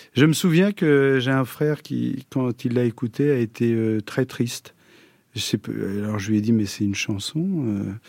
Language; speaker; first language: French; native; French